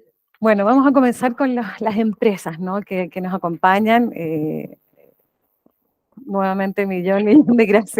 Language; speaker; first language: Spanish; native; Spanish